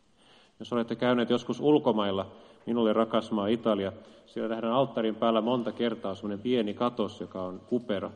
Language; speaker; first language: Finnish; native; Finnish